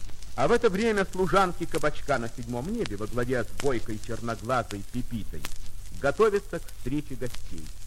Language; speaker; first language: Russian; native; Russian